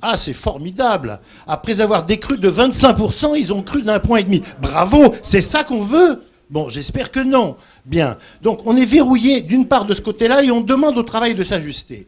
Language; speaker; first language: French; native; French